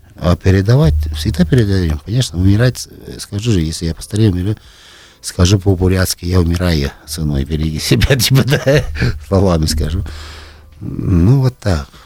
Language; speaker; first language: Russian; non-native, local second language; Tuvinian